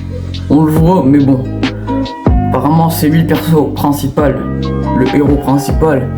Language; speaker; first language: French; native; French